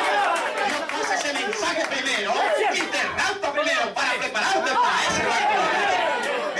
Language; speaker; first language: Spanish; native; Spanish